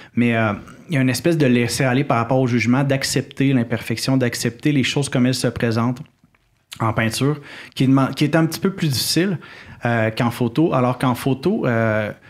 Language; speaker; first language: French; native; French